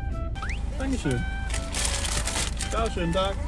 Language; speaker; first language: German; native; German